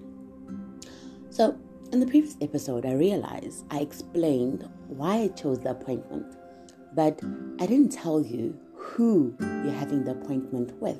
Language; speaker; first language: English; non-native, local second language; Zulu